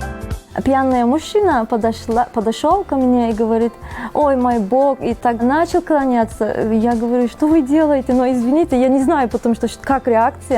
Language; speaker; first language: Russian; non-native, fluent; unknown